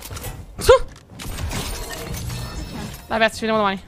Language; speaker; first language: Italian; native; Italian